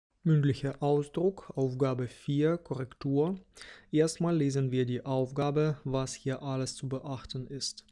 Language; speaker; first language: German; non-native, fluent; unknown